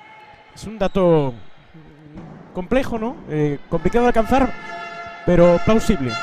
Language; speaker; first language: Spanish; native; Spanish